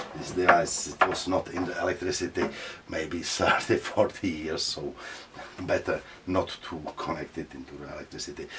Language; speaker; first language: English; non-native, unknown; Czech